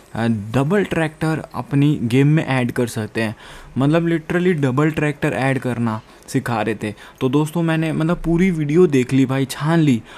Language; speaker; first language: Hindi; non-native, local second language; Punjabi